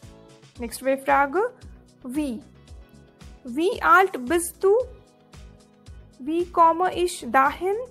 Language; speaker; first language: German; non-native, learner; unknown